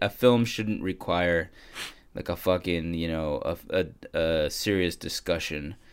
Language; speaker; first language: English; early bilingual, other home language; Spanish